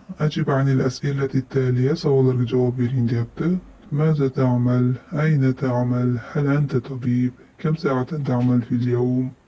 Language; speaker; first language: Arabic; non-native, fluent; Uzbek